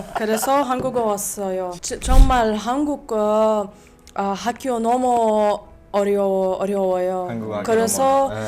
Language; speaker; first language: Korean; non-native, learner; Arabic